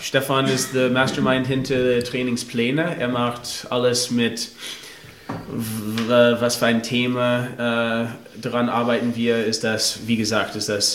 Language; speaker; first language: German; non-native, fluent; English